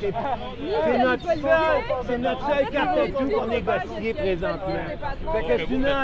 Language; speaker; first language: French; native; French